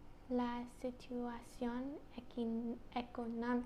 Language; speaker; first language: Spanish; non-native, learner; English